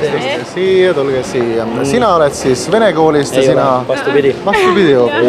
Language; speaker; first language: Estonian; native; Estonian